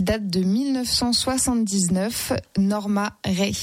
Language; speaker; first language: French; native; French